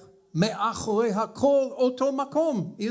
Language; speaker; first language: Hebrew; non-native, fluent; English